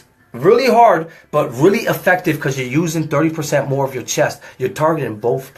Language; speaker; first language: English; native; English